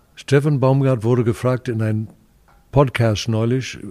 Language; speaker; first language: German; non-native, fluent; English